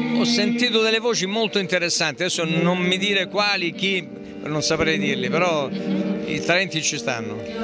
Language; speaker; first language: Italian; native; Italian